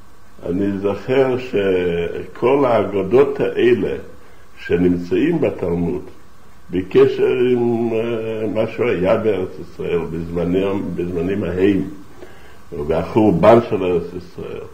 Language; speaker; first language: Hebrew; non-native, fluent; Yiddish